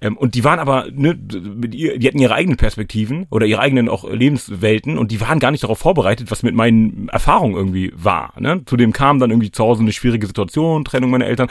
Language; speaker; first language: German; native; German